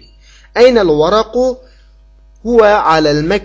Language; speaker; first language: Arabic; non-native, fluent; Uyghur